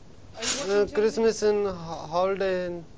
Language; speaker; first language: English; non-native, learner; Punjabi